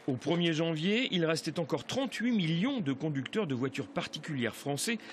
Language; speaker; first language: French; native; French